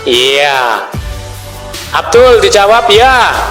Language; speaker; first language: Indonesian; native; Indonesian